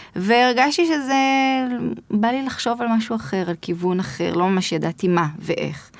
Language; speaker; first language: Hebrew; native; Hebrew